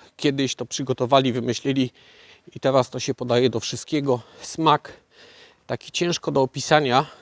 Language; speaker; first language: Polish; native; Polish